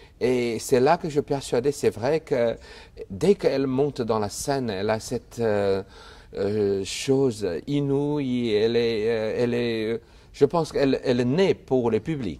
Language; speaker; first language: French; non-native, fluent; Chinese